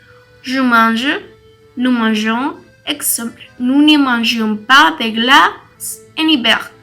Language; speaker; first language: French; non-native, learner; Spanish